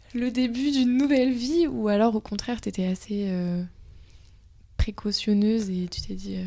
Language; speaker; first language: French; native; French